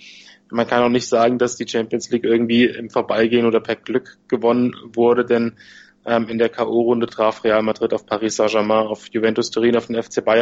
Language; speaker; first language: German; native; German